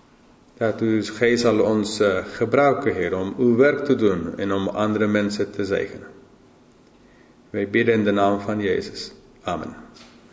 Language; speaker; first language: Dutch; non-native, fluent; English